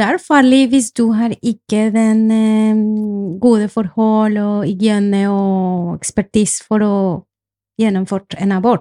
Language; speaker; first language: Norwegian; non-native, fluent; Spanish